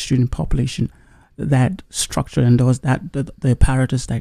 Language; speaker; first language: English; non-native, local second language; Yoruba